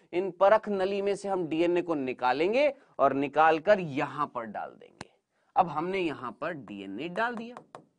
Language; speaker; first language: Hindi; native; Hindi